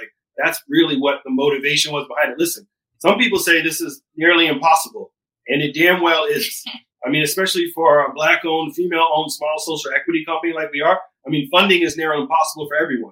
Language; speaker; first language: English; native; English